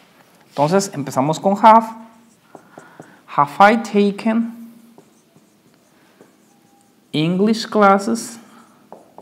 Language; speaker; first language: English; non-native, fluent; Spanish